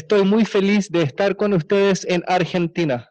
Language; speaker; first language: Spanish; native; Spanish